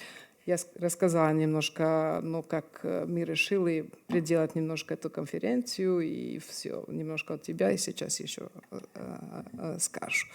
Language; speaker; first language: Russian; non-native, fluent; Serbian